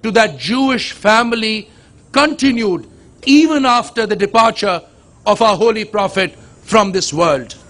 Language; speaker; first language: English; non-native, local second language; Urdu